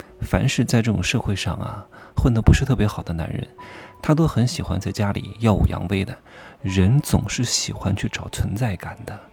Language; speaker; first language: Chinese; native; Chinese